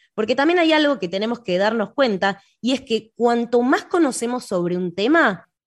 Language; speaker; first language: Spanish; native; Spanish